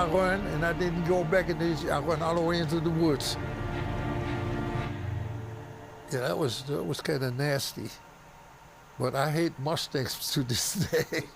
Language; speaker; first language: English; non-native, fluent; German